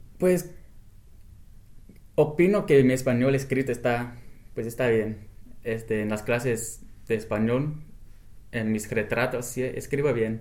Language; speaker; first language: Spanish; non-native, fluent; English